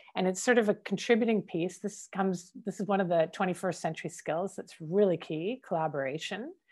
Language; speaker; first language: English; native; English